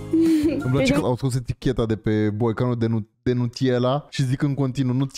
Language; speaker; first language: Romanian; native; Romanian